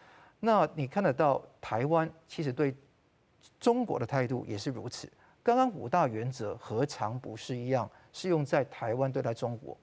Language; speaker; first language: Chinese; non-native, local second language; Cantonese